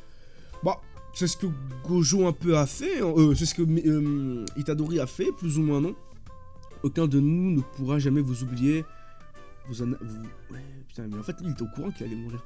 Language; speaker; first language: French; native; French